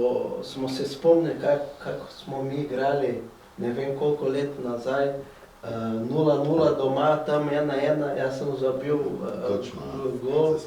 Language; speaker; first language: Slovenian; non-native, fluent; Portuguese